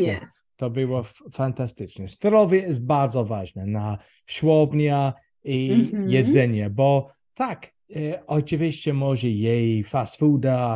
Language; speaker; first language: Polish; non-native, learner; English